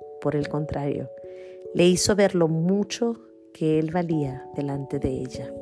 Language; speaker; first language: Spanish; native; Spanish